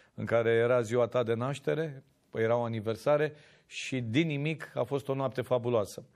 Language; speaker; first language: Romanian; native; Romanian